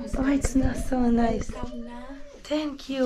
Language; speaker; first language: English; non-native, learner; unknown